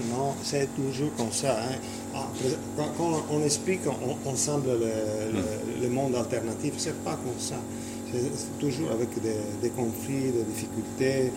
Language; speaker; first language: French; non-native, fluent; Italian